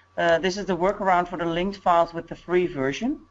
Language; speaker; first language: English; non-native, fluent; Dutch